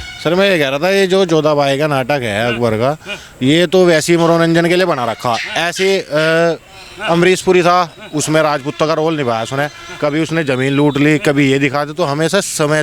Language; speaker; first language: Hindi; native; Hindi